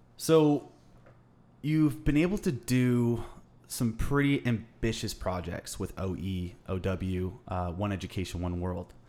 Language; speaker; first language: English; native; English